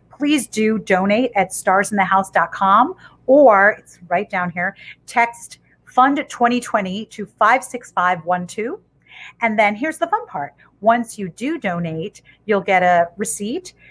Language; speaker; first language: English; native; English